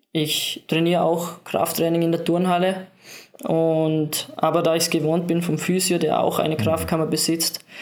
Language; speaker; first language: German; native; German